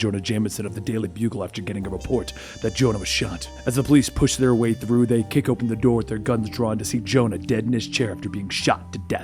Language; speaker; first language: English; native; English